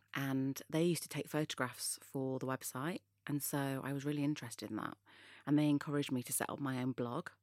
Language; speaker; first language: English; native; English